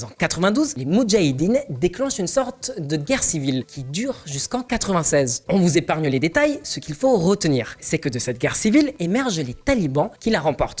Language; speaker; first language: French; native; French